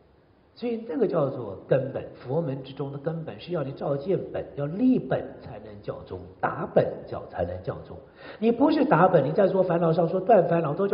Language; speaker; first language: Chinese; native; Chinese